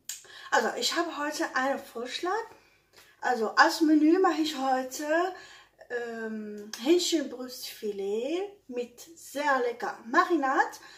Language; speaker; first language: German; non-native, learner; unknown